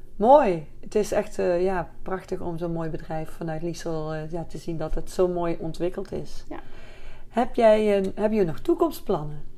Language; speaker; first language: Dutch; native; Dutch